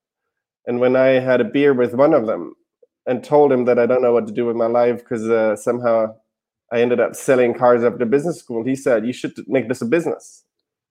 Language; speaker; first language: English; non-native, fluent; German